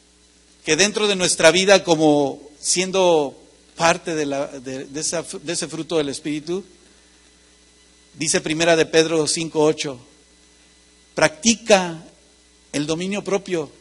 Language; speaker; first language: Spanish; native; Spanish